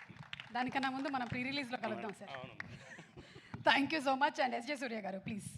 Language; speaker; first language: Telugu; native; Telugu